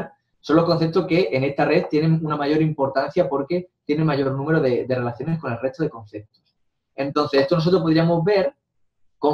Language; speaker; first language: Spanish; native; Spanish